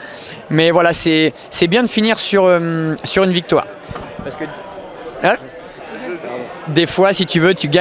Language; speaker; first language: French; native; French